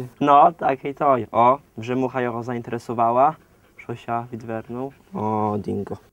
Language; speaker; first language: Polish; non-native, local second language; Ukrainian